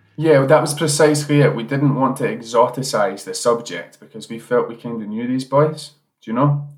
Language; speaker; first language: English; native; English